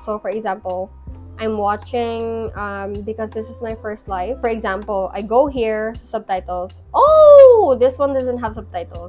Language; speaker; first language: English; non-native, local second language; Filipino